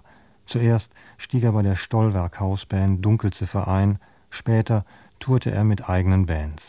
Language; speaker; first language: German; native; German